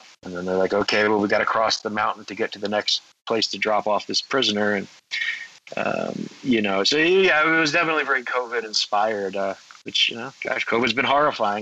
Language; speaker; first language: English; native; English